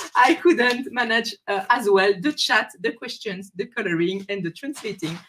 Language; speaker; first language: English; non-native, fluent; French